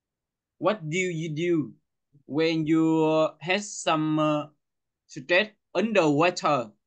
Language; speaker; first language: English; non-native, local second language; Vietnamese